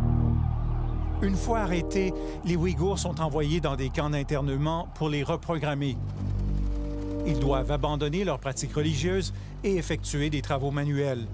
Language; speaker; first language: French; native; French